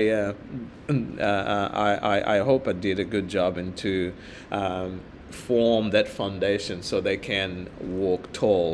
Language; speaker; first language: English; non-native, fluent; Portuguese